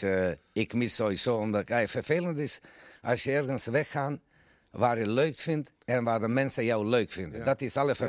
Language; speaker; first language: Dutch; non-native, fluent; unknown